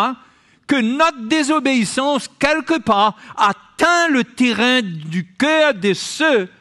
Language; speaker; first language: French; native; French